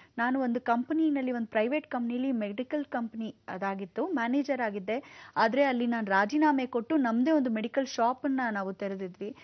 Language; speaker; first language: Kannada; native; Kannada